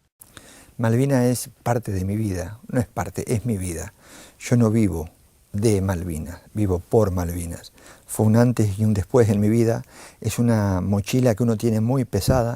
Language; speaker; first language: Spanish; native; Spanish